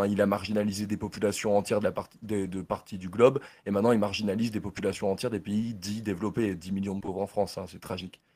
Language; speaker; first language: French; native; French